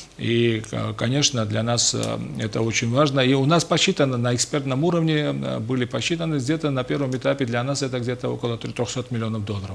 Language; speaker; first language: Russian; non-native, local second language; Georgian